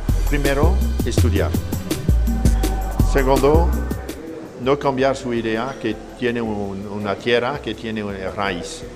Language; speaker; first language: Spanish; non-native, fluent; French